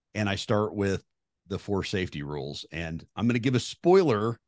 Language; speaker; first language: English; native; English